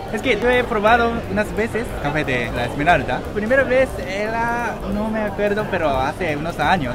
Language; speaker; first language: Spanish; non-native, learner; Japanese